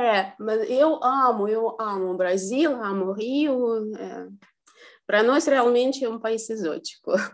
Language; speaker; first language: Portuguese; non-native, fluent; Russian